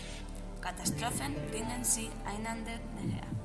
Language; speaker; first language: German; non-native, learner; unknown